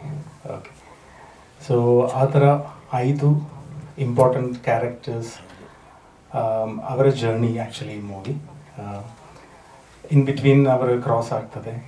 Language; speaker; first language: Kannada; non-native, local second language; Malayalam